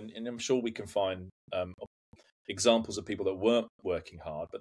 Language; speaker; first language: English; native; English